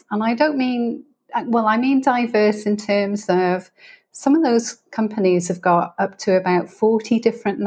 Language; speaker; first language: English; native; English